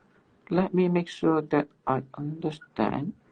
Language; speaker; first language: English; non-native, learner; Cantonese